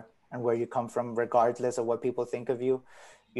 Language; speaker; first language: English; non-native, fluent; Spanish